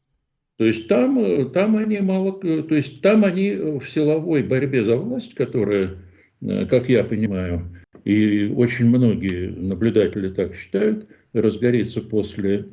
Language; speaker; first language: Russian; native; Russian